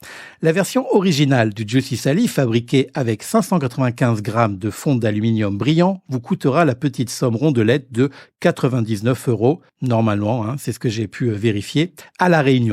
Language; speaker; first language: French; native; French